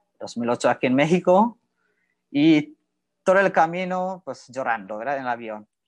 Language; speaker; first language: Spanish; non-native, learner; Indonesian